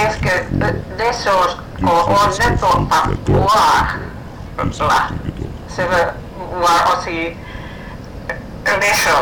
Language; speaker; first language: French; non-native, learner; Finnish